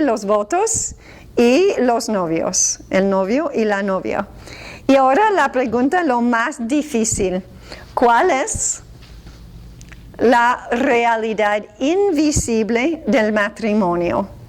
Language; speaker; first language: Spanish; non-native, fluent; English